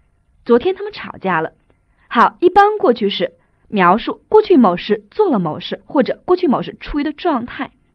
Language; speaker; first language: Chinese; native; Chinese